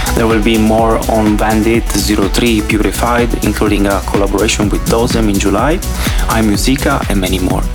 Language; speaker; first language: English; non-native, fluent; Italian